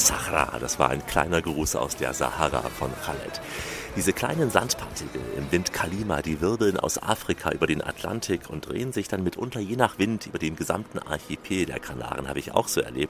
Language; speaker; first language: German; native; German